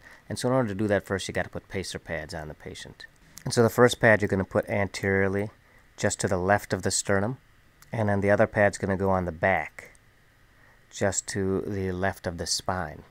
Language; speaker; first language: English; native; English